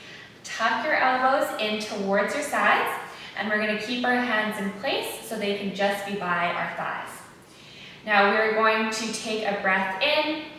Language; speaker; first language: English; native; English